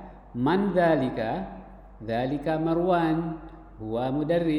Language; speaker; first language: Arabic; non-native, fluent; Indonesian